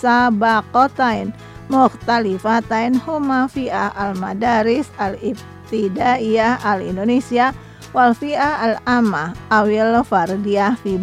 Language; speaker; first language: Arabic; non-native, fluent; Indonesian